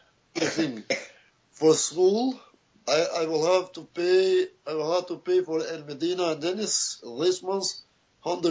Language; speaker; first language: English; non-native, learner; Albanian